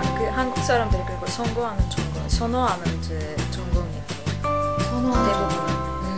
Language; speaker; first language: Korean; non-native, learner; Turkish